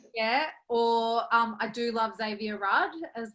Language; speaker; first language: English; native; English